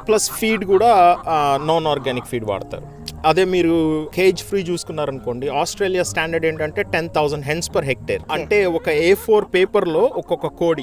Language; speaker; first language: Telugu; native; Telugu